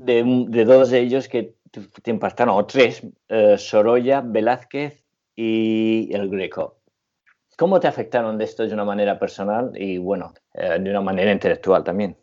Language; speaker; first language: Spanish; native; Spanish